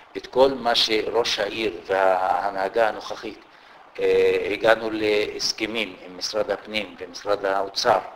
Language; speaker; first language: Hebrew; non-native, local second language; Arabic